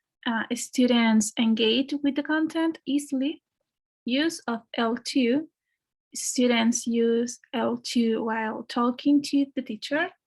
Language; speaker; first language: English; non-native, fluent; Spanish